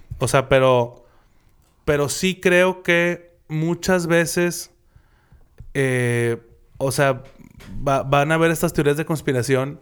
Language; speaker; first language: Spanish; native; Spanish